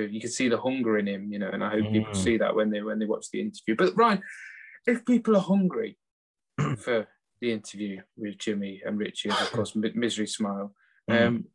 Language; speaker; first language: English; native; English